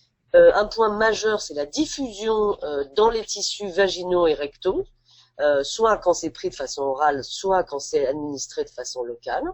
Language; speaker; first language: French; native; French